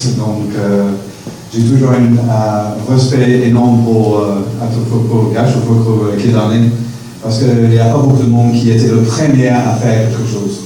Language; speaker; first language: French; non-native, fluent; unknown